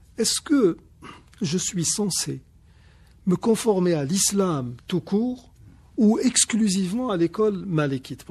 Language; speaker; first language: French; non-native, local second language; Arabic